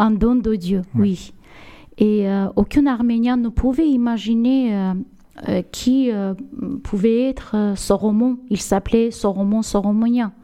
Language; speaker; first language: French; non-native, learner; Armenian